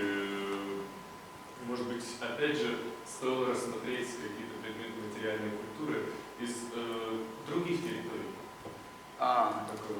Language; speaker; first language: Russian; native; Russian